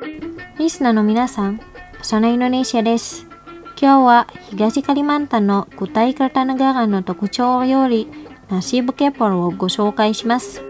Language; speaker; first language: Japanese; non-native, fluent; Indonesian